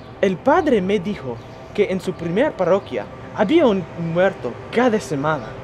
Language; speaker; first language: Spanish; non-native, learner; English